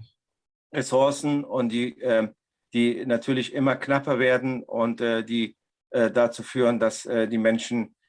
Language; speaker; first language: German; non-native, fluent; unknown